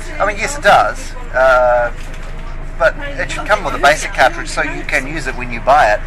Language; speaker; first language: English; native; English